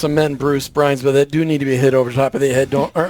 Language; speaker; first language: English; native; English